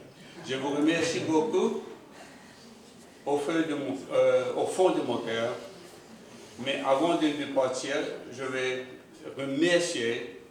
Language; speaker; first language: French; non-native, local second language; Morisyen